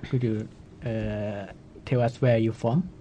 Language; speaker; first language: English; non-native, fluent; Thai